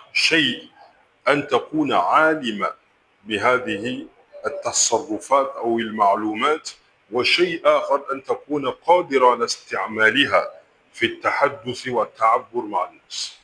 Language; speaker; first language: Arabic; non-native, fluent; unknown